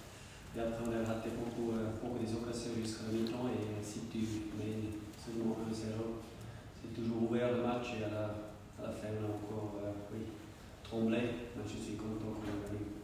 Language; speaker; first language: French; non-native, local second language; German